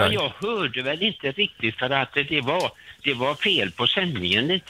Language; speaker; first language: Swedish; native; Swedish